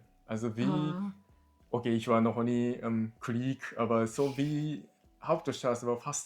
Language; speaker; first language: German; non-native, learner; Japanese